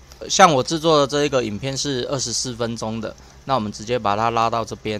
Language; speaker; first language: Chinese; native; Chinese